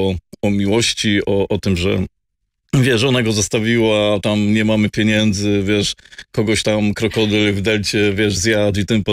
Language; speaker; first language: Polish; native; Polish